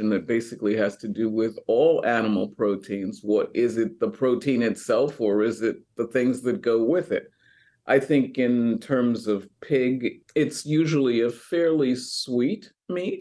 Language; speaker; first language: English; native; English